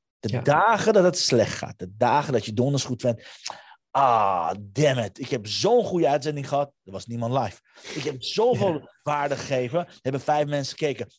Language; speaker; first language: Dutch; early bilingual, other home language; Armenian